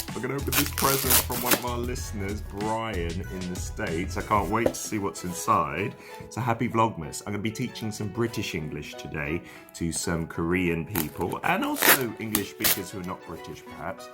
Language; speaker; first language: English; native; English